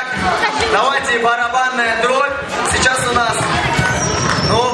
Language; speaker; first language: Russian; native; Russian